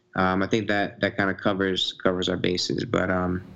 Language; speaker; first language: English; native; English